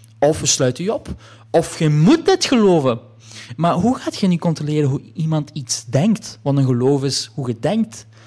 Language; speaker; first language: Dutch; early bilingual, other home language; Polish